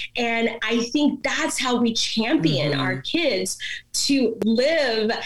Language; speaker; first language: English; non-native, local second language; Malayalam